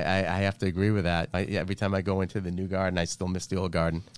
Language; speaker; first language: English; native; English